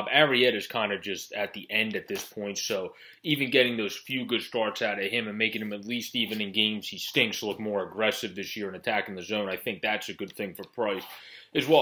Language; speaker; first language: English; native; English